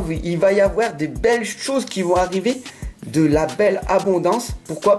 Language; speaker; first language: French; native; French